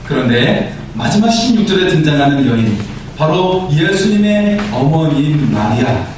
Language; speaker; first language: Korean; native; Korean